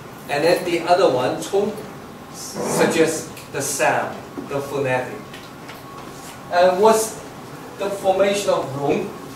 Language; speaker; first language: English; non-native, fluent; Chinese